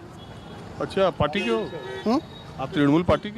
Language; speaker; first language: Hindi; native; Hindi